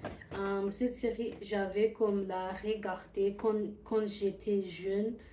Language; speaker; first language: French; non-native, learner; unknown